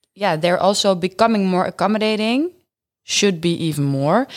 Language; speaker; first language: English; non-native, fluent; Dutch